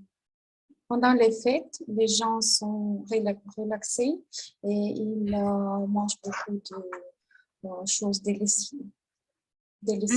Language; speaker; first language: French; non-native, learner; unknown